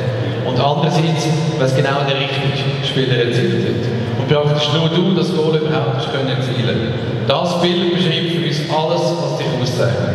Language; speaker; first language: German; native; German